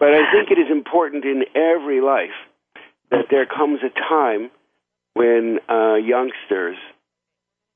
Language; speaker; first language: English; native; English